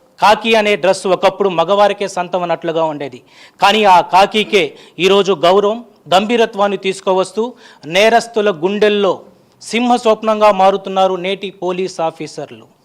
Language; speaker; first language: Telugu; native; Telugu